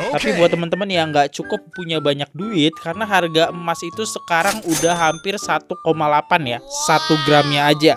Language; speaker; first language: Indonesian; native; Indonesian